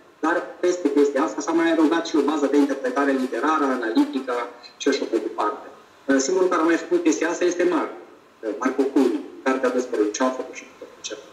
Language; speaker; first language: Romanian; non-native, fluent; Italian